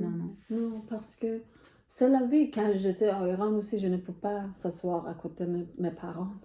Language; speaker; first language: French; non-native, learner; Persian